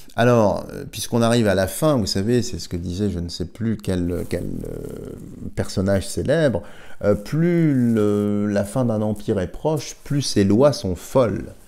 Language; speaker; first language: French; native; French